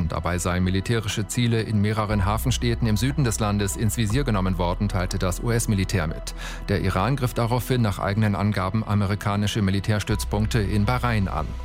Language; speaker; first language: German; native; German